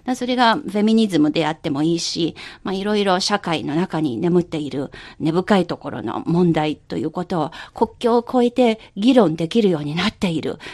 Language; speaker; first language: Japanese; non-native, fluent; Chinese